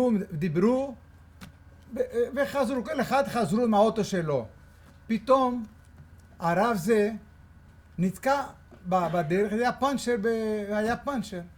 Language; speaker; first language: Hebrew; non-native, fluent; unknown